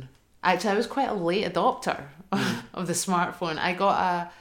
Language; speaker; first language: English; native; English